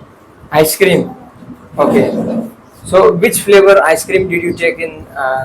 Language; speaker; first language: English; non-native, fluent; Hindi